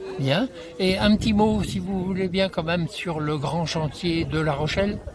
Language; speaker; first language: French; native; French